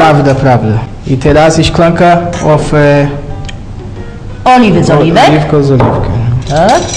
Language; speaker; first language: Polish; non-native, learner; Portuguese